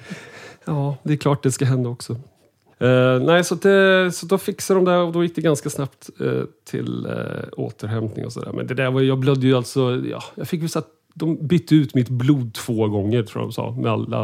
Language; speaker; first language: Swedish; native; Swedish